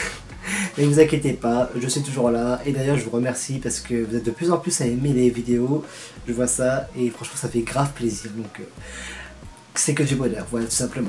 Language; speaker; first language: French; native; French